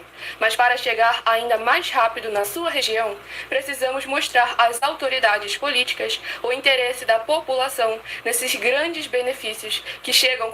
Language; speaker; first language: Portuguese; native; Portuguese